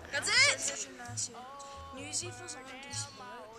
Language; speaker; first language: French; non-native, learner; English